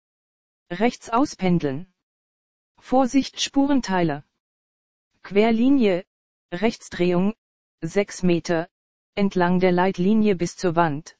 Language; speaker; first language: German; native; German